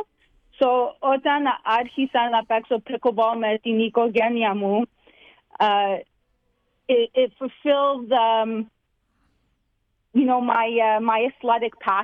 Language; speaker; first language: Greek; early bilingual, heritage; Greek